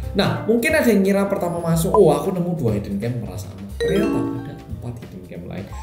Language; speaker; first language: Indonesian; non-native, fluent; Korean